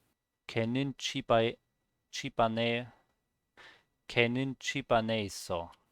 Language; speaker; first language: Korean; non-native, learner; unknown